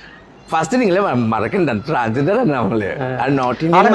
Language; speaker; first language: Malayalam; non-native, local second language; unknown